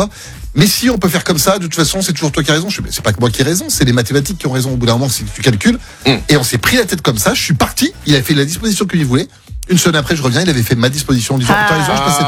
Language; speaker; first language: French; native; French